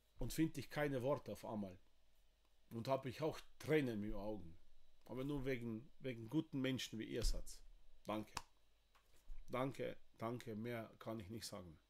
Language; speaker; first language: German; non-native, fluent; Slovenian